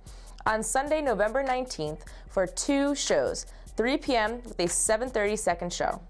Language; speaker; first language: English; native; English